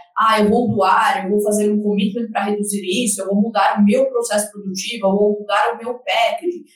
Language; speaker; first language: Portuguese; native; Portuguese